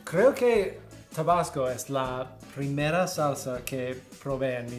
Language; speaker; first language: Spanish; non-native, fluent; English